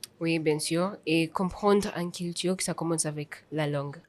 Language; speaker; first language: French; non-native, fluent; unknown